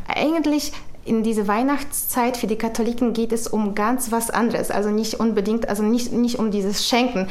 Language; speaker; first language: German; non-native, fluent; Polish